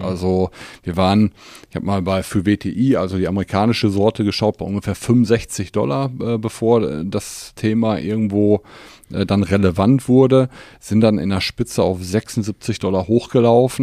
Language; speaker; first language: German; native; German